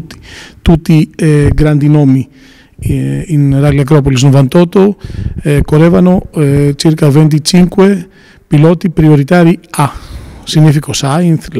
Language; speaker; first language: Italian; non-native, learner; Greek